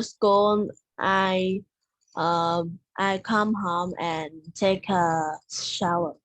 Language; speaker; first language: English; non-native, learner; Vietnamese